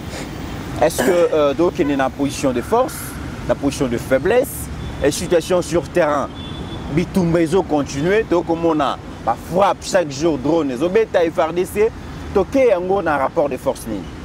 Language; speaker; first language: French; non-native, local second language; Lingala